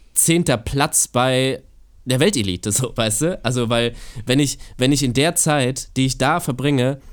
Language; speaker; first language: German; native; German